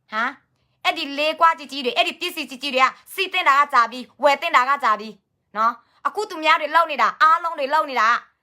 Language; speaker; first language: Burmese; non-native, local second language; S'gaw Karen